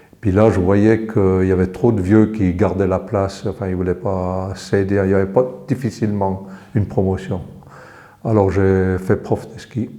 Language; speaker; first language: French; early bilingual, other home language; English